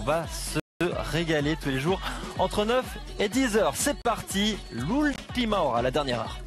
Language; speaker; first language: French; native; French